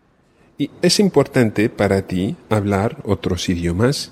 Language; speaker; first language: Spanish; non-native, fluent; English